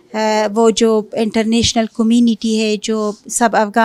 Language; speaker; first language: Hindi; non-native, fluent; Punjabi